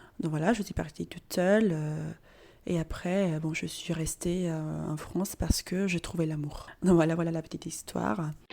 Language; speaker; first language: French; non-native, fluent; Spanish